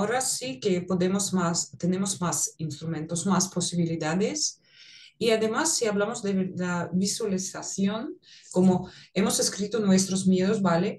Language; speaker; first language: Spanish; non-native, fluent; Russian